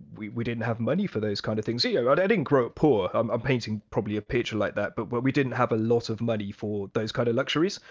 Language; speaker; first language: English; early bilingual, other home language; Hindi